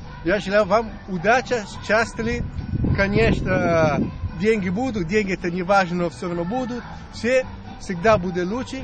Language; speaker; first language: Russian; non-native, learner; Italian